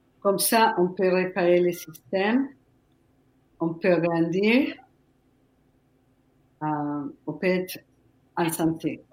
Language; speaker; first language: French; non-native, fluent; Spanish